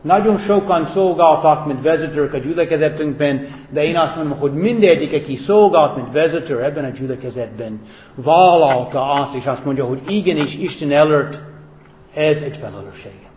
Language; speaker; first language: Hungarian; non-native, fluent; English